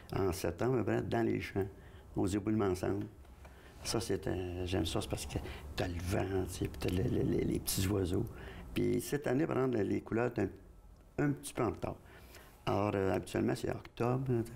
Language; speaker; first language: French; native; French